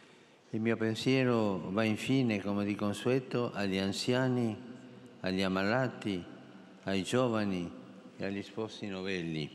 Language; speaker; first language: Italian; non-native, fluent; Spanish